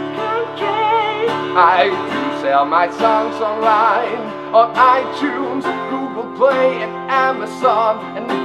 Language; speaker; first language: English; non-native, fluent; Norwegian